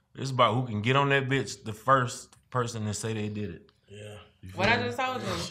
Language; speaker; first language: English; native; English